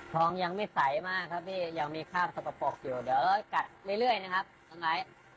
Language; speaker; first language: Thai; native; Thai